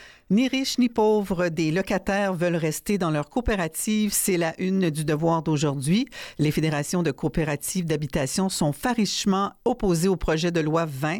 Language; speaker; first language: French; native; French